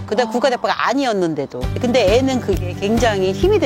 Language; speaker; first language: Korean; native; Korean